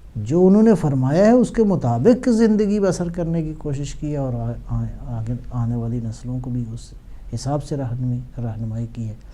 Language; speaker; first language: Urdu; native; Urdu